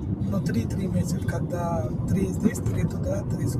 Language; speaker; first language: Russian; non-native, learner; Hindi